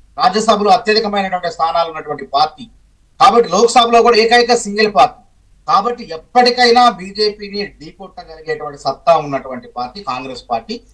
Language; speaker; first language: Telugu; native; Telugu